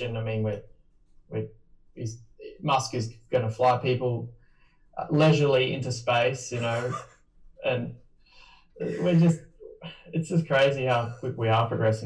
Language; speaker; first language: English; native; English